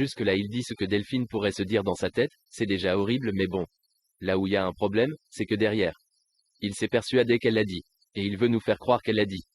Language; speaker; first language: French; native; French